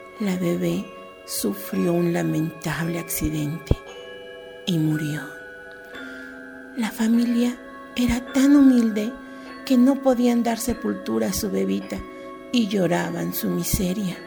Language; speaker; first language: Spanish; native; Spanish